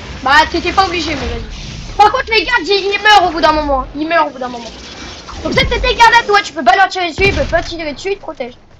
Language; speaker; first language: French; native; French